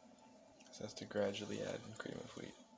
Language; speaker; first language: English; native; English